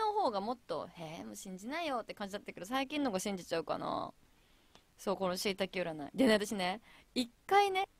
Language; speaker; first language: Japanese; native; Japanese